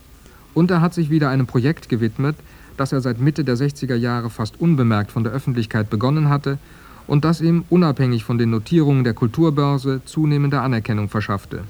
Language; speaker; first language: German; native; German